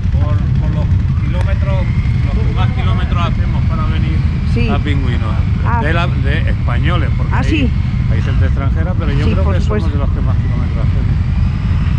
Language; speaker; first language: Spanish; native; Spanish